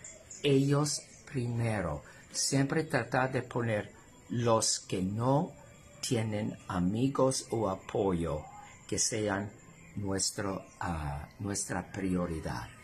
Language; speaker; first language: Spanish; non-native, fluent; English